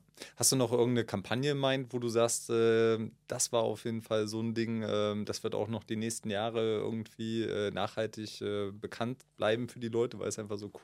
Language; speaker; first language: German; native; German